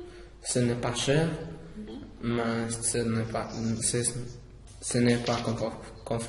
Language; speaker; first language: French; non-native, learner; English